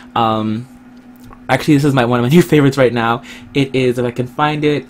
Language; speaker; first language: English; native; English